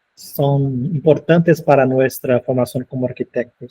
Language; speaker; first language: Spanish; non-native, fluent; Portuguese